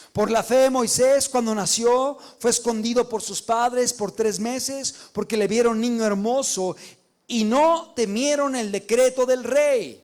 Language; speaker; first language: Spanish; native; Spanish